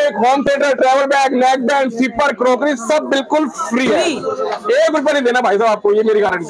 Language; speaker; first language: Hindi; native; Hindi